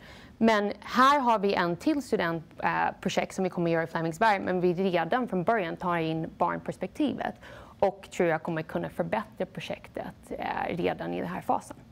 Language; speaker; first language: Swedish; non-native, fluent; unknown